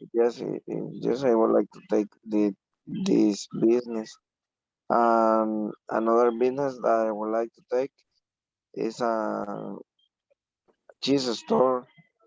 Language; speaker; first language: English; non-native, learner; Spanish